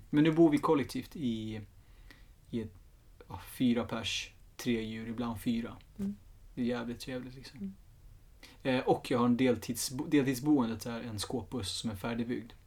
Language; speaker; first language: Swedish; early bilingual, other home language; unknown